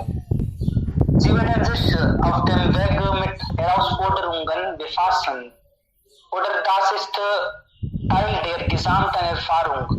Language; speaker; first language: German; non-native, learner; Hindi